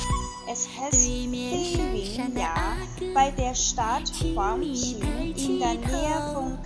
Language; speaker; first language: German; non-native, fluent; Chinese